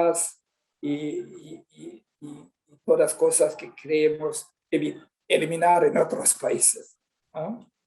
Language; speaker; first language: Spanish; non-native, fluent; Swedish